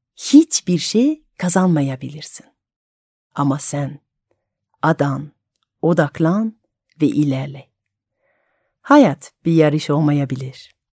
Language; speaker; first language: Turkish; non-native, fluent; French